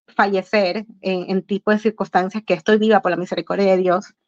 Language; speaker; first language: Spanish; native; Spanish